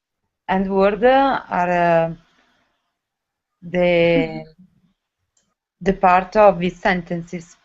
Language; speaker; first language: English; non-native, learner; Italian